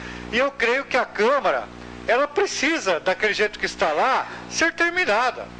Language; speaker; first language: Portuguese; native; Portuguese